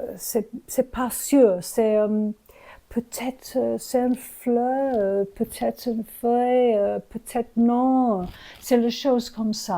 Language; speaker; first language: French; non-native, learner; English